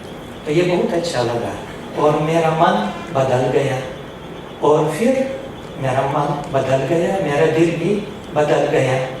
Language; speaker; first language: Hindi; non-native, fluent; Russian